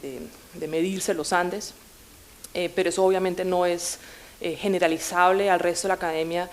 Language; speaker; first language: Spanish; native; Spanish